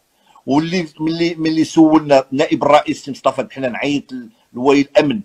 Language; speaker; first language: Arabic; native; Arabic